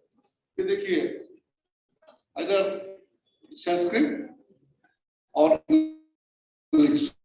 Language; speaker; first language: Hindi; non-native, learner; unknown